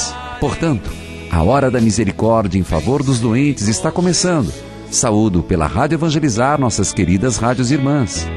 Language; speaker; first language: Portuguese; native; Portuguese